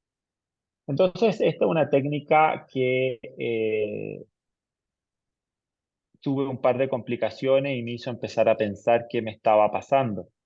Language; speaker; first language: Spanish; native; Spanish